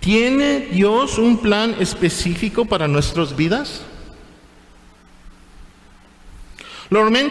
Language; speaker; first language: Spanish; non-native, fluent; English